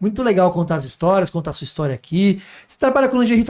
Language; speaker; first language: Portuguese; native; Portuguese